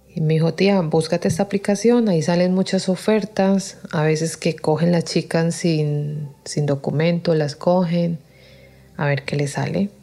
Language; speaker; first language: Spanish; native; Spanish